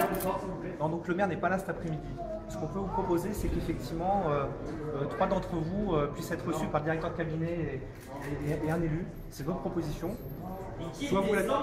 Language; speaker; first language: French; native; French